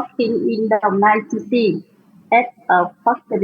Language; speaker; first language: English; non-native, learner; Vietnamese